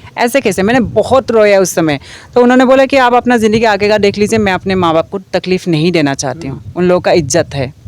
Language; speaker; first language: Hindi; non-native, local second language; Assamese